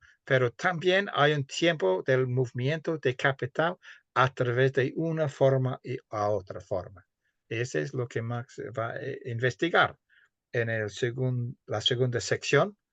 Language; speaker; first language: Spanish; non-native, fluent; English